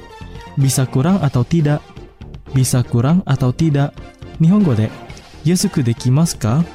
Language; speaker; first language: Japanese; non-native, fluent; Indonesian